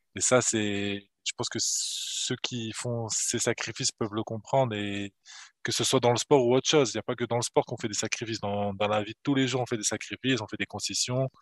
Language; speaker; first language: French; early bilingual, other home language; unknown